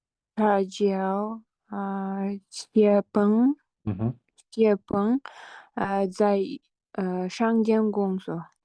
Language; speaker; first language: Chinese; non-native, learner; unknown